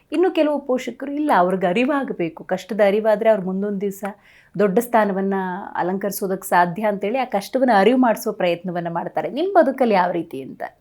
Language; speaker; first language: Kannada; native; Kannada